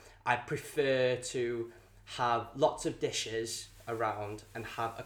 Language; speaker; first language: English; non-native, local second language; Cantonese